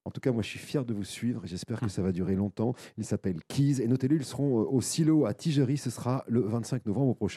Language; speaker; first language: French; native; French